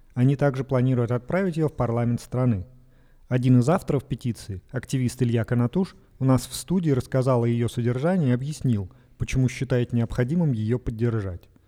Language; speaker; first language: Russian; native; Russian